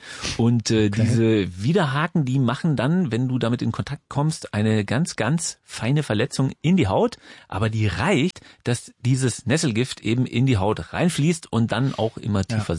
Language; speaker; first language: German; native; German